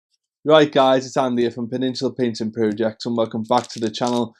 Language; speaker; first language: English; native; English